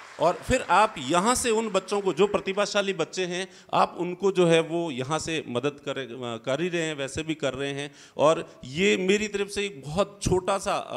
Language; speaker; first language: Hindi; native; Hindi